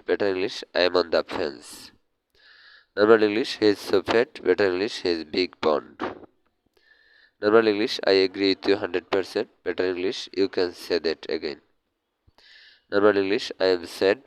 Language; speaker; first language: English; non-native, learner; Bangla